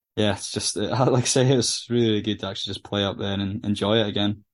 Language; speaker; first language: English; native; English